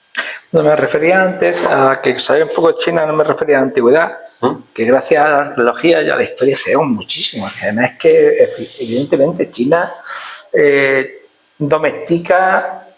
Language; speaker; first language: Spanish; native; Spanish